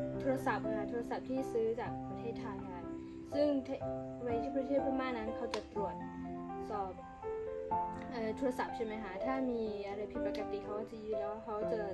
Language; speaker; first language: Thai; non-native, local second language; S'gaw Karen